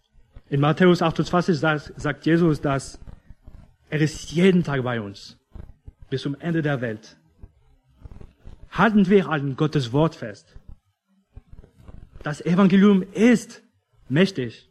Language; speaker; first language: German; non-native, fluent; English